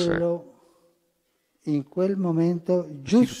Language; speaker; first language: Italian; early bilingual, heritage; Spanish